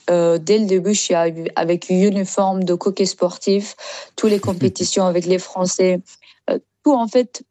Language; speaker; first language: French; non-native, learner; Persian